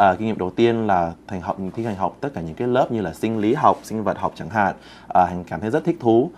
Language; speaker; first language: Vietnamese; early bilingual, heritage; Vietnamese